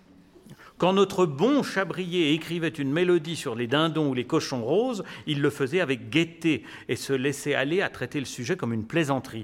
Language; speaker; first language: French; native; French